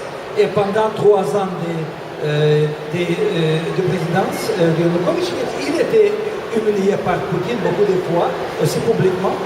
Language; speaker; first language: French; non-native, fluent; Russian